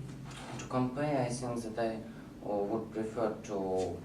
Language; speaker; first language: English; non-native, learner; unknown